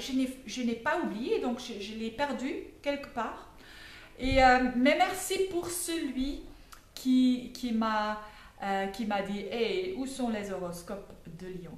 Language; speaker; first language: French; non-native, fluent; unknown